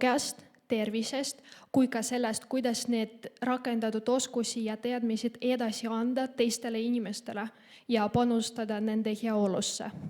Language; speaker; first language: Estonian; non-native, local second language; Russian